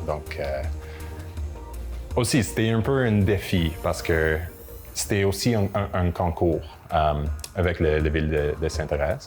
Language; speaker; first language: French; non-native, local second language; English